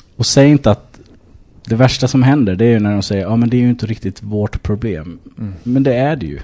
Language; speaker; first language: Swedish; early bilingual, other home language; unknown